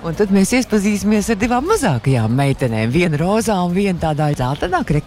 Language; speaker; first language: Latvian; native; Latvian